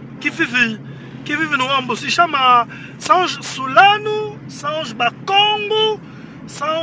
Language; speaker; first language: Portuguese; non-native, learner; Lingala